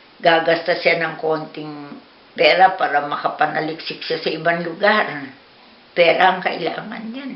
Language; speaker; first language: Filipino; native; Filipino